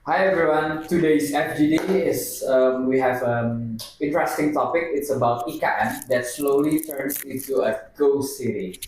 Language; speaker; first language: English; non-native, learner; Indonesian